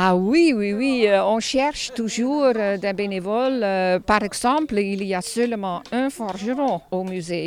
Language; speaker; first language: French; non-native, fluent; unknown